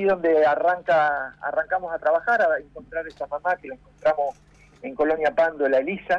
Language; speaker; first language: Spanish; native; Spanish